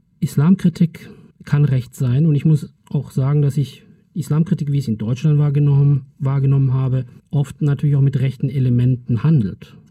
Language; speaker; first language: German; early bilingual, other home language; Turkish